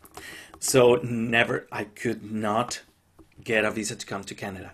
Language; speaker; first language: English; non-native, fluent; Spanish